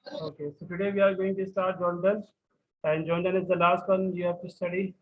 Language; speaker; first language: English; non-native, local second language; Urdu